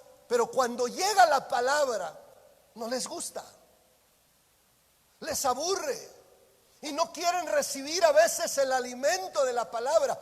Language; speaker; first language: Spanish; native; Spanish